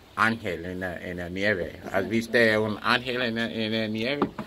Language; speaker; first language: Spanish; non-native, learner; English